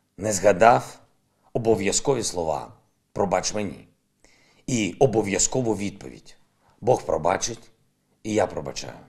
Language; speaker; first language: Ukrainian; non-native, local second language; Russian